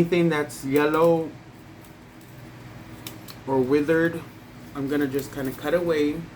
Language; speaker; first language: English; native; English